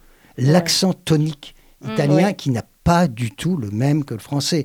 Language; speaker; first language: French; native; French